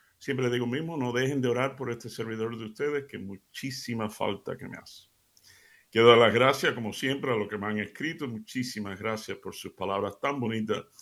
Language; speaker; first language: Spanish; native; Spanish